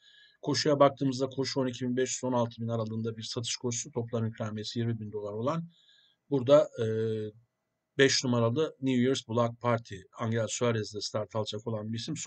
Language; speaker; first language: Turkish; native; Turkish